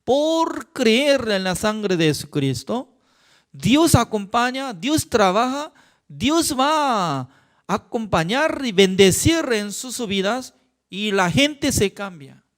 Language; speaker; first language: Spanish; non-native, fluent; Korean